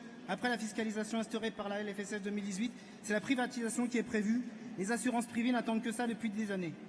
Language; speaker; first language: French; native; French